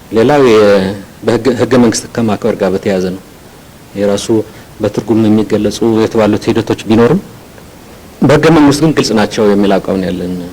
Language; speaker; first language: Amharic; non-native, local second language; Tigrinya